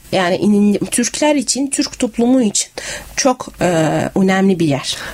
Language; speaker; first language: Turkish; native; Turkish